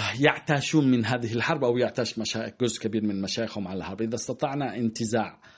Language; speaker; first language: Arabic; native; Arabic